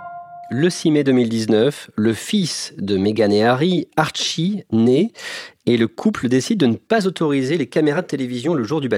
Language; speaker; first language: French; native; French